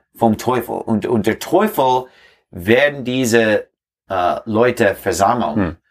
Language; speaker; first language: German; non-native, learner; English